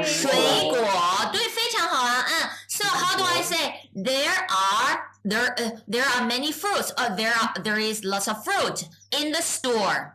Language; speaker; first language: English; non-native, fluent; Chinese